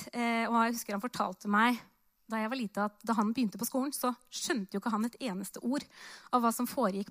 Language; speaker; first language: Norwegian; native; Norwegian